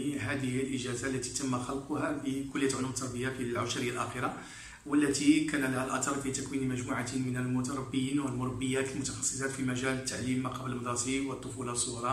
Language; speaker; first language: Arabic; native; Arabic